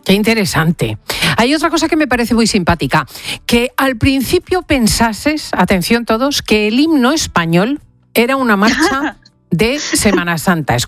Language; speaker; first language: Spanish; native; Spanish